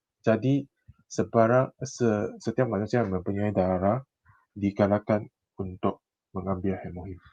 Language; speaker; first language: Malay; non-native, local second language; Chinese